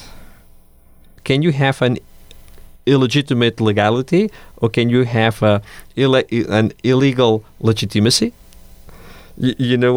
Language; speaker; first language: English; non-native, fluent; Catalan